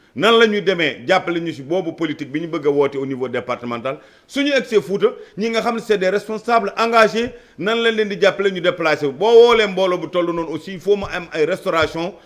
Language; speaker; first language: Wolof; non-native, local second language; Fula